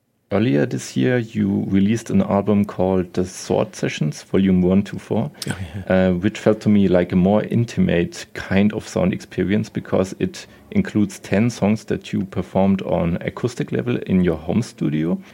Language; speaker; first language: English; non-native, fluent; German